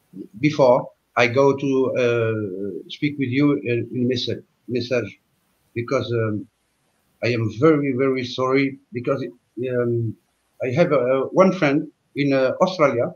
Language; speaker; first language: English; non-native, learner; French